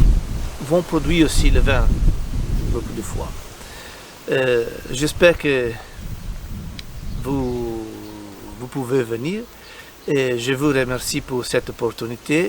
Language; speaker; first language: French; non-native, learner; Italian